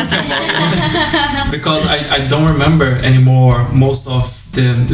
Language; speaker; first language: English; non-native, fluent; Portuguese